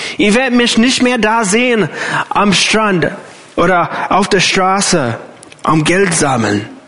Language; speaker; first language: German; non-native, fluent; English